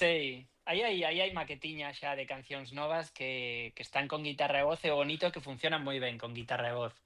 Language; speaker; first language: Galician; non-native, local second language; Spanish